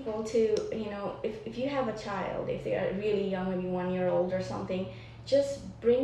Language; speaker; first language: English; non-native, local second language; Nepali